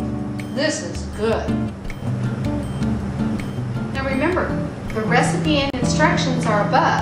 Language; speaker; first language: English; native; English